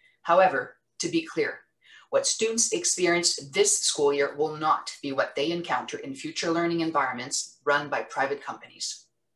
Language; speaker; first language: English; non-native, local second language; French